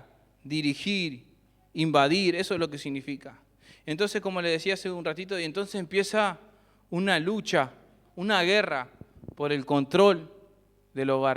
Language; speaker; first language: Spanish; native; Spanish